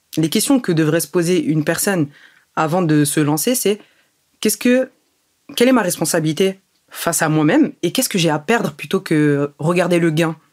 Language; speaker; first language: French; early bilingual, other home language; Arabic